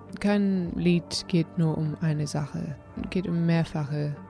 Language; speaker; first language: German; early bilingual, heritage; English